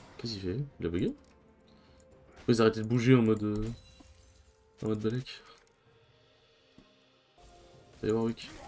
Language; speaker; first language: French; native; French